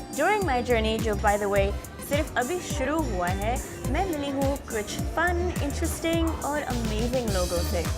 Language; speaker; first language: Urdu; native; Urdu